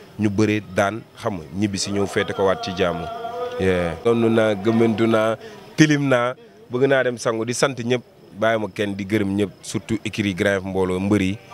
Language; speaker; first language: Wolof; non-native, local second language; Fula